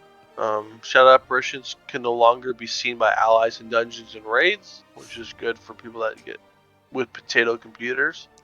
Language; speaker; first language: English; native; English